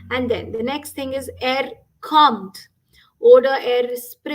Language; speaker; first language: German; non-native, fluent; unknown